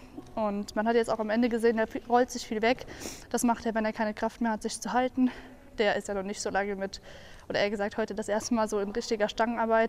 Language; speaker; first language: German; native; German